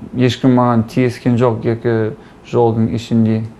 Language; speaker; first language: Kazakh; non-native, learner; English